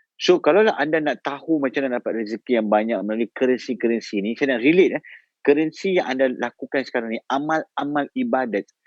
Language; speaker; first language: Malay; native; Malay